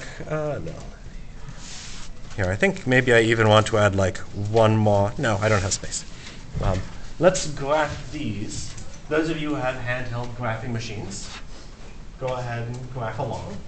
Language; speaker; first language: English; native; English